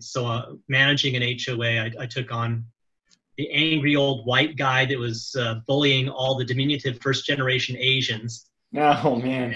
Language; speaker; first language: English; native; English